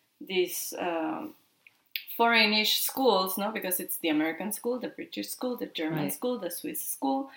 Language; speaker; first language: English; non-native, fluent; Spanish